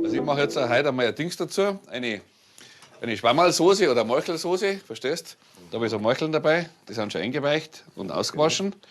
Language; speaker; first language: German; native; German